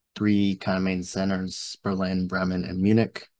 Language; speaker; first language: English; native; English